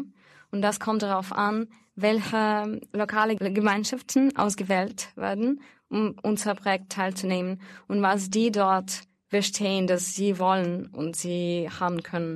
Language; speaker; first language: German; non-native, fluent; Russian